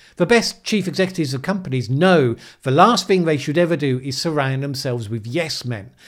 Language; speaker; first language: English; native; English